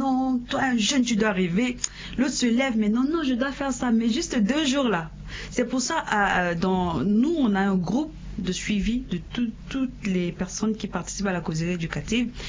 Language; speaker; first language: French; non-native, local second language; Sango